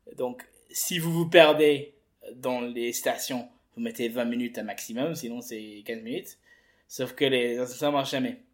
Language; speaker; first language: French; early bilingual, heritage; French